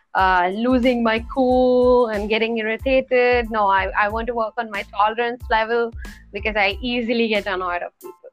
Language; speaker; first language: English; non-native, local second language; Telugu